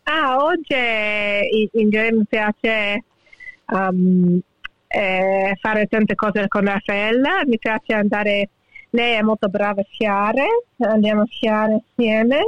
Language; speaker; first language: Italian; early bilingual, heritage; English